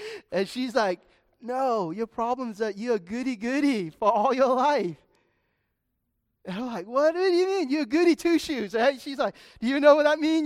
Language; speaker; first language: English; native; English